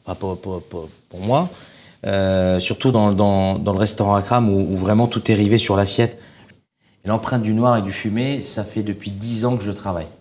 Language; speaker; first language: French; non-native, local second language; Arabic